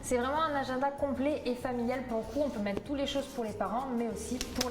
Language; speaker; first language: French; native; French